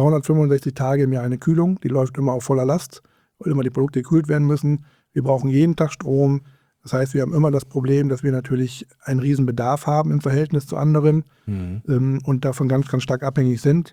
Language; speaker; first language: German; native; German